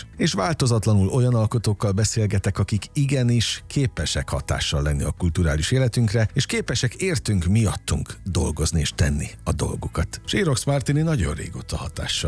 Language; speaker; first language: Hungarian; native; Hungarian